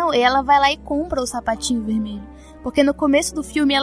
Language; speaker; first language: Portuguese; native; Portuguese